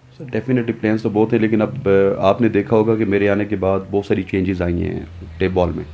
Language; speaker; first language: Urdu; non-native, local second language; Punjabi